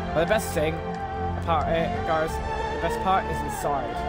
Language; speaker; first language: English; native; English